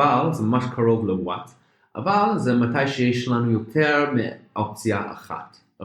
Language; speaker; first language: Hebrew; non-native, fluent; English